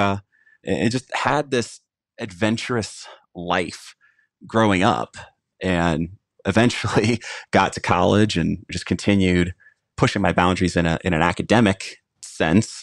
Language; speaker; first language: English; native; English